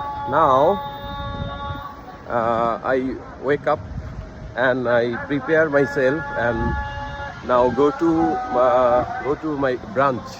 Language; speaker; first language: English; non-native, learner; Bangla